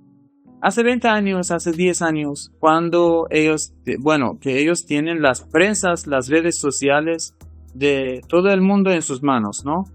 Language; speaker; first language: Spanish; non-native, fluent; Persian